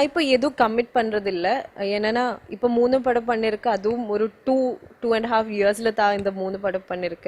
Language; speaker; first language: Tamil; non-native, learner; Malayalam